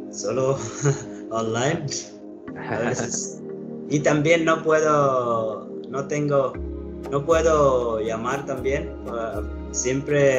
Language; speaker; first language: Spanish; non-native, learner; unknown